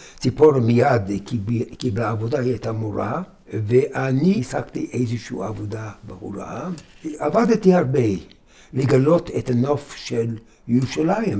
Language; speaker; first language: Hebrew; non-native, fluent; English